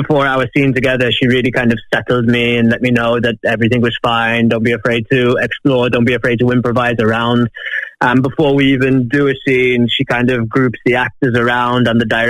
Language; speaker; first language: English; native; English